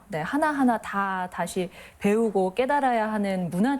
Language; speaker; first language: Korean; native; Korean